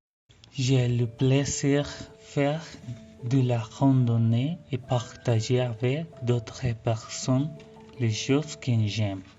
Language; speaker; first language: French; non-native, fluent; Spanish